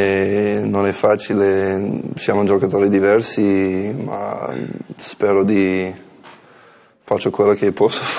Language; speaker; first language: Italian; non-native, learner; English